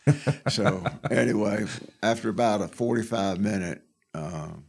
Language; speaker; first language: English; native; English